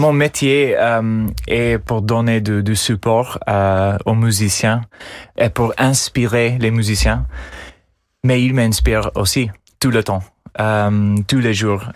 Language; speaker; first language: French; non-native, fluent; English